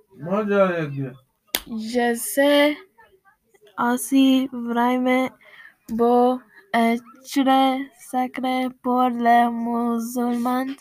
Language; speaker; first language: French; non-native, learner; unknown